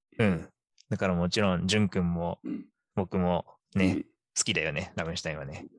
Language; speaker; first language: Japanese; native; Japanese